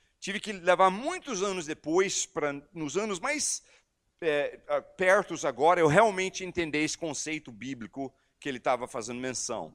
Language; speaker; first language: Portuguese; non-native, fluent; English